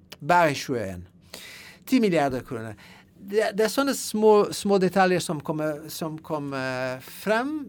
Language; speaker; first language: Norwegian; non-native, fluent; French